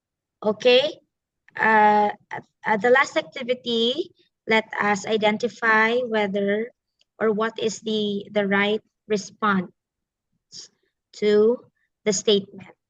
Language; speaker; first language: English; non-native, fluent; Filipino